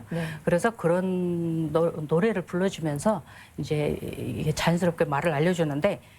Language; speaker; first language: Korean; non-native, fluent; Kyrgyz